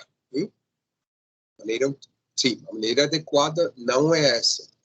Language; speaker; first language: Portuguese; non-native, fluent; Spanish